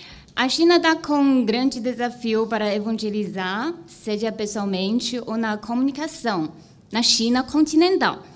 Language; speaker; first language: Portuguese; non-native, learner; Chinese